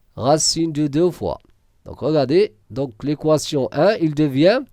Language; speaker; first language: French; non-native, local second language; Arabic